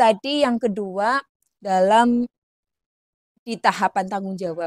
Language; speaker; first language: Indonesian; native; Indonesian